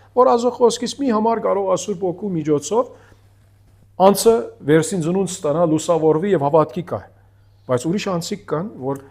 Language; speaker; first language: Armenian; early bilingual, heritage; Armenian